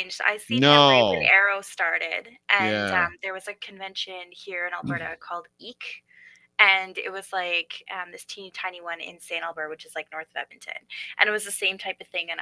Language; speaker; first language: English; native; English